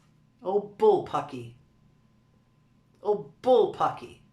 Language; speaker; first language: English; native; English